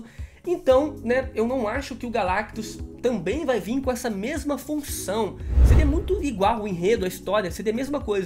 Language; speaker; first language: Portuguese; native; Portuguese